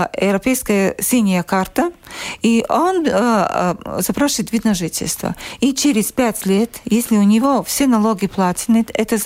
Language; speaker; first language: Russian; non-native, local second language; Latvian